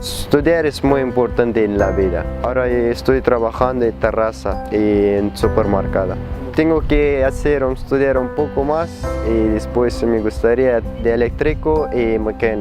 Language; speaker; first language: Spanish; non-native, learner; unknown